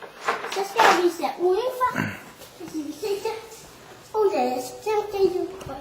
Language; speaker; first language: Danish; early bilingual, heritage; Danish